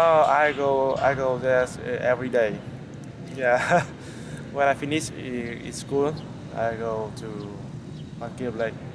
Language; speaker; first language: English; non-native, learner; Vietnamese